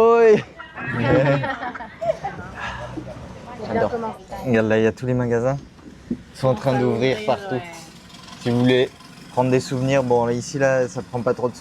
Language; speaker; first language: French; native; French